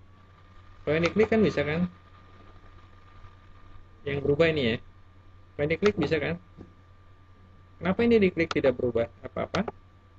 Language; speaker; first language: Indonesian; native; Indonesian